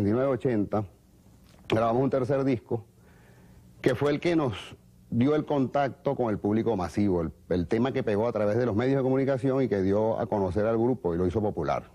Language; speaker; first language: Spanish; native; Spanish